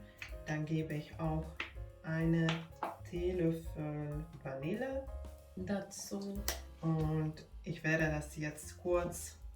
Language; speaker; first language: German; non-native, fluent; Finnish